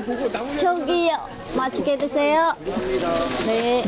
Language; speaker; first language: Korean; non-native, fluent; Khmer